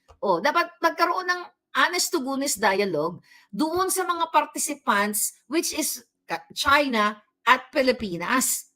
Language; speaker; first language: Filipino; non-native, local second language; Cebuano